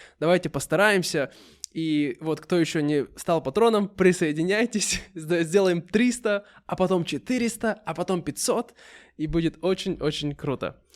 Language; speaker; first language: Russian; native; Russian